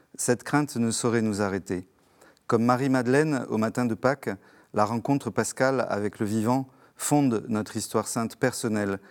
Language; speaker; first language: French; native; French